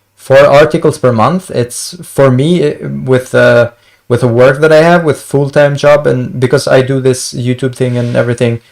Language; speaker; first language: English; non-native, fluent; Albanian